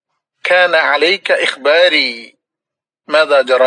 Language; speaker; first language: Arabic; non-native, fluent; Malayalam